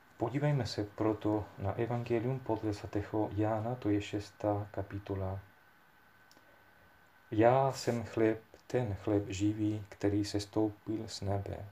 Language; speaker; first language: Czech; non-native, fluent; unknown